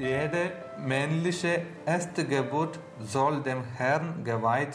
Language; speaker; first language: German; non-native, learner; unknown